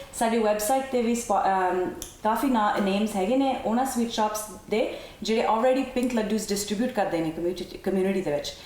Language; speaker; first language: Punjabi; early bilingual, heritage; Punjabi